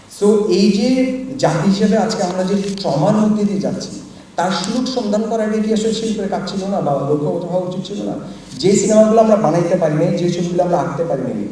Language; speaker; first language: Bangla; native; Bangla